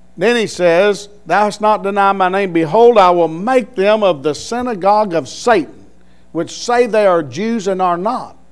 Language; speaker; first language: English; native; English